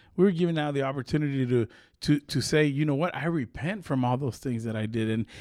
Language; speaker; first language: English; early bilingual, other home language; Spanish